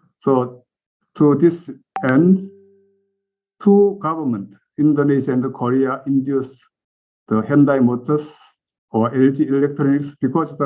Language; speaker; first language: English; non-native, learner; Korean